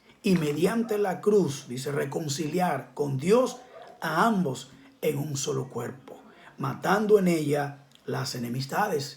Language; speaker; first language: Spanish; native; Spanish